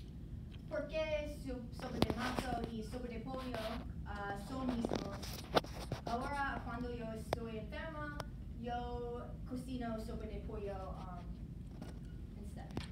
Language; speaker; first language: Spanish; non-native, learner; English